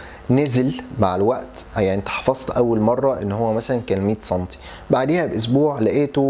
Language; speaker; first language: Arabic; native; Arabic